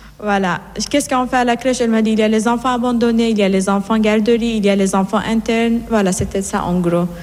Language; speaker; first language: French; non-native, fluent; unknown